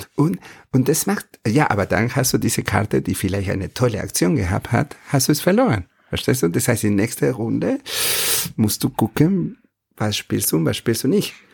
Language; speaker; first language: German; non-native, fluent; Spanish